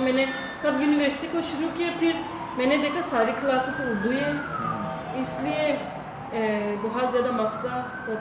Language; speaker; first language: Hindi; non-native, learner; Turkish